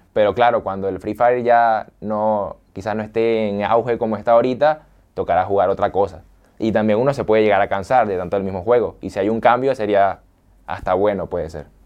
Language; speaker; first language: Spanish; native; Spanish